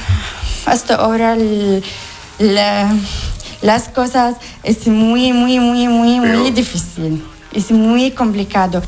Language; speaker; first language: Spanish; non-native, learner; Arabic